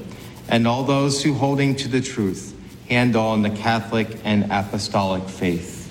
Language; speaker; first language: English; native; English